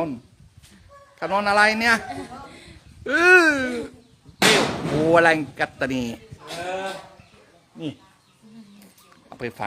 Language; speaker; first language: Thai; non-native, learner; French